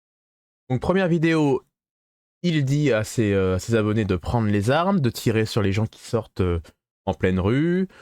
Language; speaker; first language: French; native; French